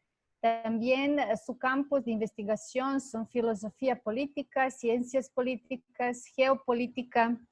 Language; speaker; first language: Spanish; non-native, fluent; Serbian